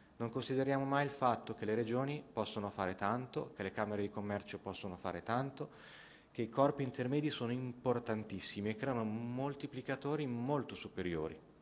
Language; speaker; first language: Italian; native; Italian